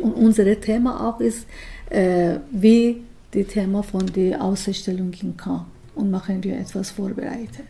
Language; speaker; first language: German; non-native, learner; Persian